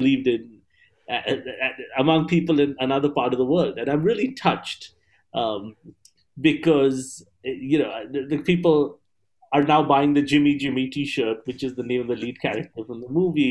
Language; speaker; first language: English; non-native, local second language; Bangla